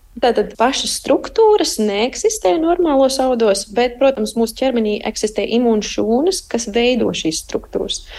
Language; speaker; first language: Latvian; early bilingual, heritage; Latvian